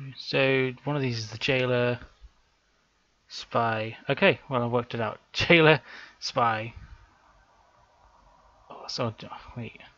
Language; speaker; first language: English; native; English